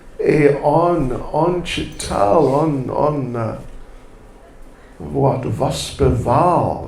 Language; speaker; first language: Russian; non-native, learner; English